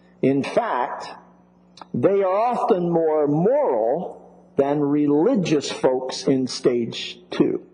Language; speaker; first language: English; native; English